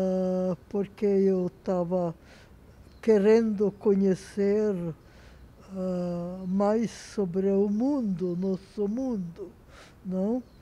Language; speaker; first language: Portuguese; non-native, fluent; Hungarian